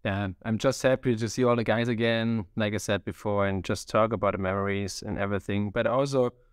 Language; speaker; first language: English; non-native, fluent; German